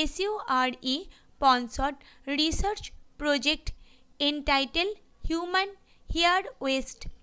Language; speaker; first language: English; non-native, local second language; Bangla